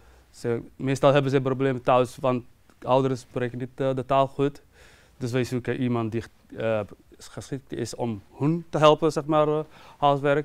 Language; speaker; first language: Dutch; non-native, fluent; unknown